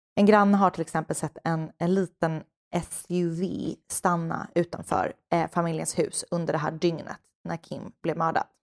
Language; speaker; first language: Swedish; native; Swedish